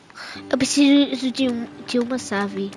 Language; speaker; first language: Portuguese; early bilingual, heritage; Portuguese